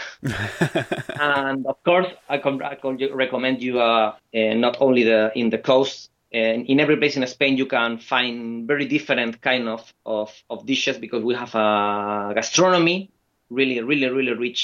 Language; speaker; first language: English; non-native, fluent; Spanish